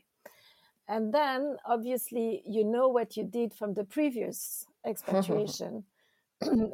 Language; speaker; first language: English; non-native, fluent; French